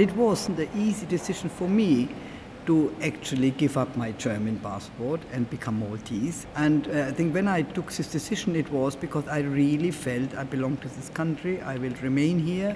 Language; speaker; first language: English; non-native, fluent; German